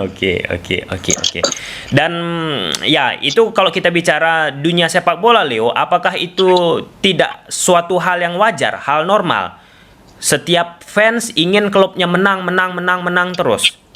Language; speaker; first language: Indonesian; native; Indonesian